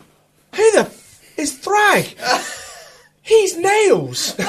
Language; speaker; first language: English; native; English